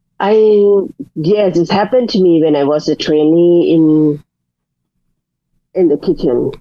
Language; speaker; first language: English; non-native, learner; Thai